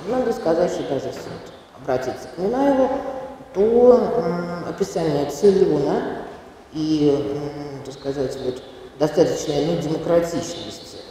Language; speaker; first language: Russian; native; Russian